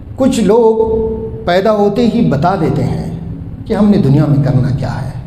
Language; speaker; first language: Urdu; non-native, local second language; Baluchi